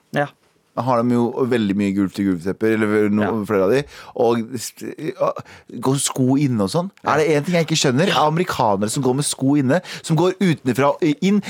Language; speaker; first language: Norwegian; early bilingual, other home language; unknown